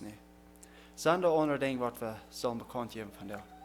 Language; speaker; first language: German; non-native, learner; Plautdietsch